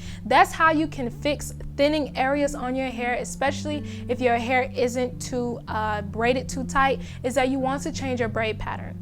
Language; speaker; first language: English; native; English